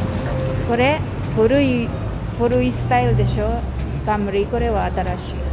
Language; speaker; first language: Japanese; non-native, learner; Filipino